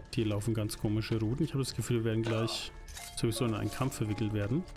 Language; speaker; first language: German; native; German